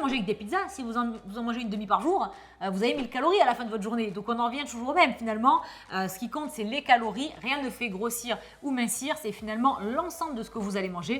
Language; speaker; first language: French; native; French